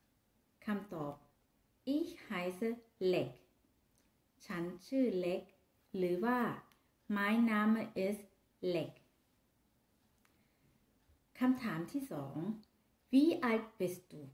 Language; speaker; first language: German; non-native, learner; Thai